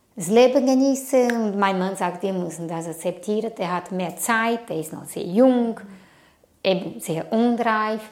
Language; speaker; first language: German; non-native, fluent; Portuguese